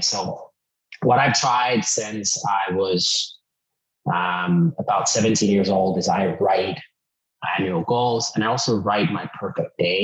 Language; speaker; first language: English; non-native, fluent; Finnish